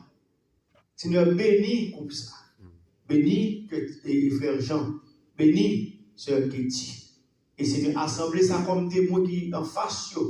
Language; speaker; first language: French; non-native, local second language; Haitian Creole